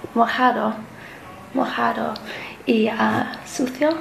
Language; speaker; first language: Spanish; non-native, learner; English